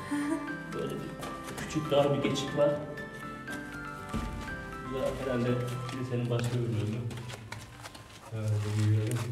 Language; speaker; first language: Turkish; native; Turkish